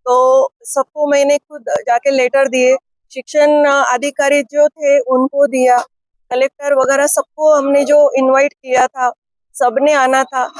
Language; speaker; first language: Hindi; non-native, local second language; Marathi